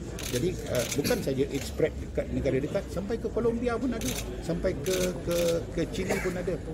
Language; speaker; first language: Malay; native; Malay